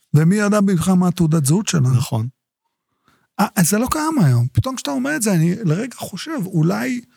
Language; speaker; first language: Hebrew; native; Hebrew